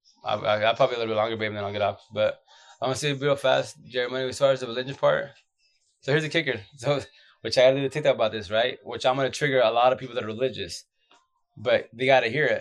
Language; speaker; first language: English; early bilingual, other home language; Spanish